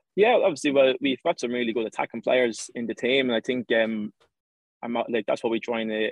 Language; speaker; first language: English; native; English